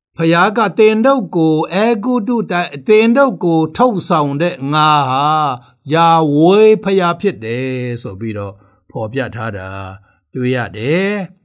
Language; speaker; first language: Burmese; non-native, local second language; Tedim Chin